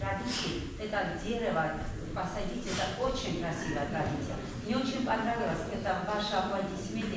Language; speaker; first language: Russian; non-native, fluent; Georgian